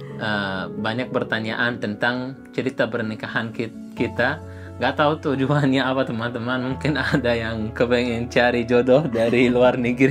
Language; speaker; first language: Indonesian; non-native, fluent; Arabic